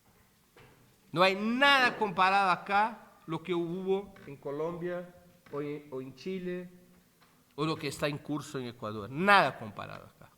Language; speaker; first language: Spanish; non-native, fluent; Portuguese